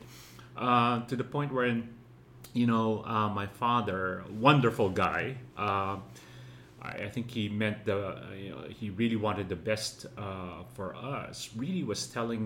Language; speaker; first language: English; non-native, local second language; Filipino